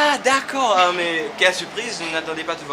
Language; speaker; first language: French; non-native, local second language; Seselwa Creole French